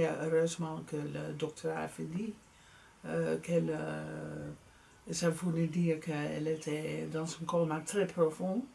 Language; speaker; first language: French; non-native, fluent; Dutch